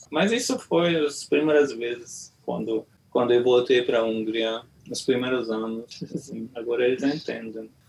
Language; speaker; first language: Portuguese; non-native, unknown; Hungarian